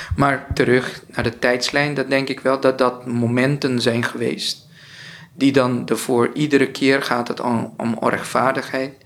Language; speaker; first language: Dutch; non-native, local second language; Papiamento